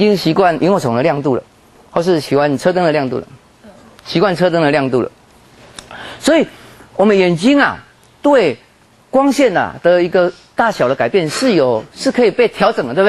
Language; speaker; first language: Chinese; native; Chinese